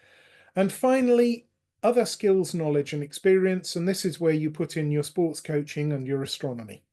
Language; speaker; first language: English; native; English